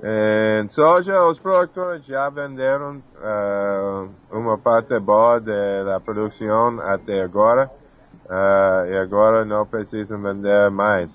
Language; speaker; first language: Portuguese; non-native, fluent; English